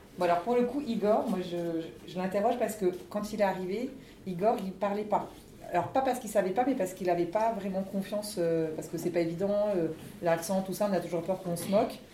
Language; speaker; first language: French; native; French